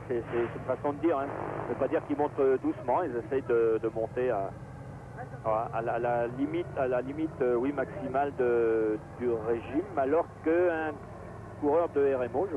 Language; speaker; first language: French; native; French